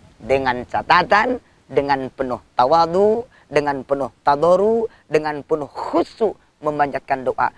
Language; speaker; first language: Indonesian; non-native, local second language; Sundanese